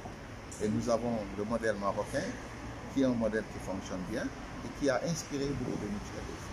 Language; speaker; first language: French; non-native, local second language; Wolof